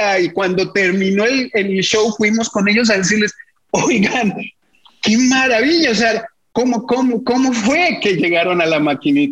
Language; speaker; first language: Spanish; native; Spanish